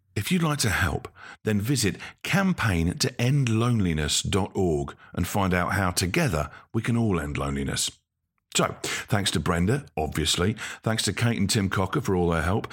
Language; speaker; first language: English; native; English